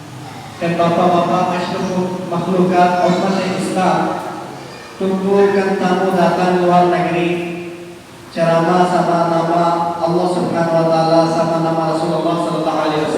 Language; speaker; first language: Indonesian; non-native, learner; Urdu